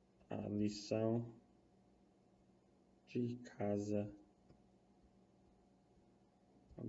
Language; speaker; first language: Portuguese; non-native, fluent; English